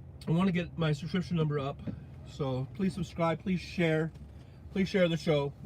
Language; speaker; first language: English; native; English